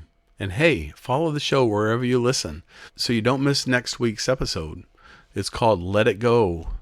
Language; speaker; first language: English; native; English